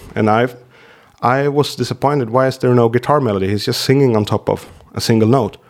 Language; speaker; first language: English; non-native, fluent; Swedish